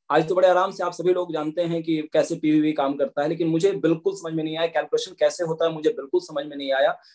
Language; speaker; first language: Hindi; native; Hindi